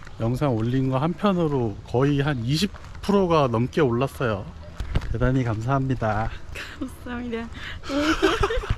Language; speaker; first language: Korean; native; Korean